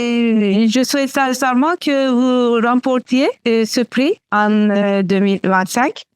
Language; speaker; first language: French; non-native, fluent; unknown